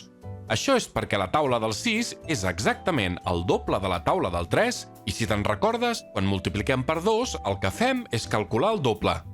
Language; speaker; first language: Catalan; native; Catalan